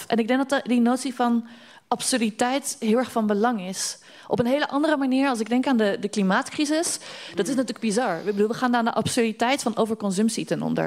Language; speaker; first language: Dutch; native; Dutch